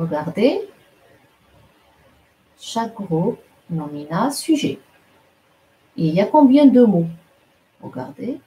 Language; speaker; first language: French; non-native, local second language; Arabic